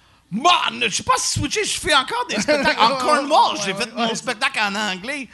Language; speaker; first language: French; non-native, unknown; English